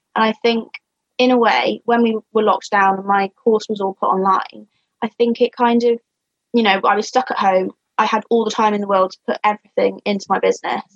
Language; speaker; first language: English; native; English